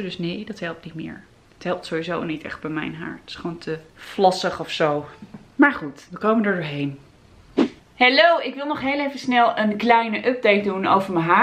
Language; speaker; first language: Dutch; native; Dutch